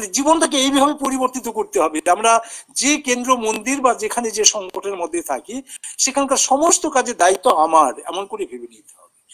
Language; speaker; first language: Bangla; native; Bangla